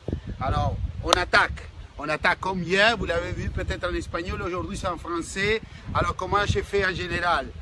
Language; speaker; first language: French; non-native, fluent; Spanish